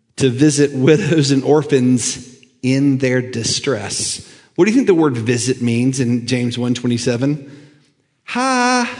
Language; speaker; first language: English; native; English